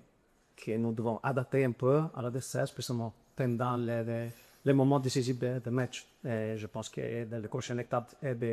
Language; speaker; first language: French; non-native, fluent; Italian